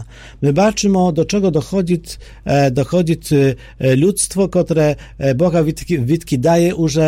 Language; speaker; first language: Polish; non-native, fluent; Ukrainian